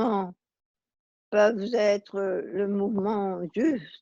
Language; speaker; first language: French; non-native, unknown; Italian